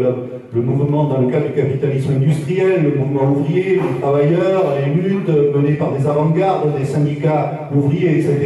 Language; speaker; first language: French; native; French